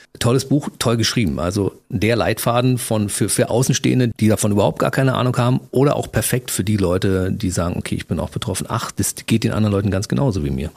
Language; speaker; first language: German; native; German